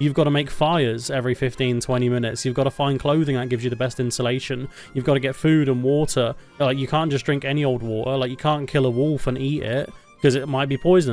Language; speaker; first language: English; native; English